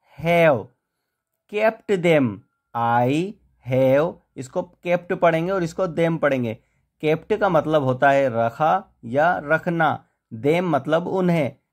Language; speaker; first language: Hindi; native; Hindi